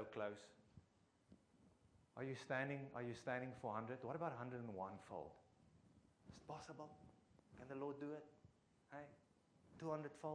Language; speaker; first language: English; non-native, local second language; Afrikaans